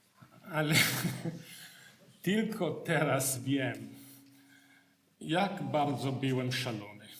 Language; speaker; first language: Polish; non-native, learner; English